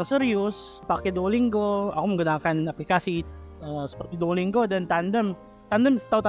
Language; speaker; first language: Indonesian; non-native, fluent; Filipino